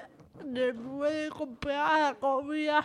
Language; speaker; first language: Spanish; non-native, learner; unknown